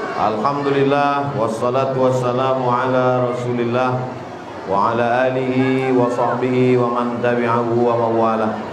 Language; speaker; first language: Indonesian; native; Indonesian